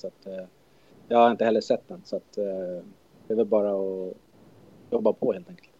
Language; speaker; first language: Swedish; native; Swedish